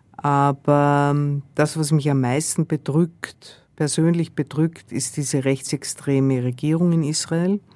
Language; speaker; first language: German; native; German